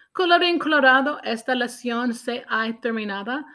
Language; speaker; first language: Spanish; non-native, learner; English